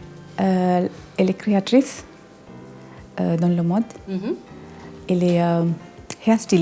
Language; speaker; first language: French; non-native, learner; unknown